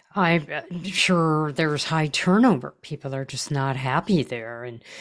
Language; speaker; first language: English; native; English